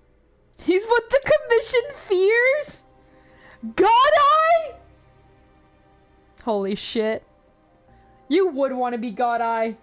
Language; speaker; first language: English; native; English